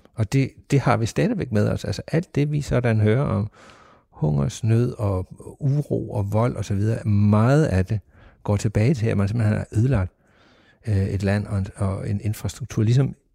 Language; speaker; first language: Danish; native; Danish